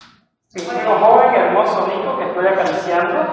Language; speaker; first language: Spanish; native; Spanish